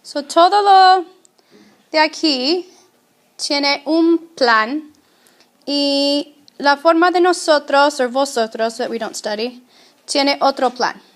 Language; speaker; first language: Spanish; non-native, fluent; English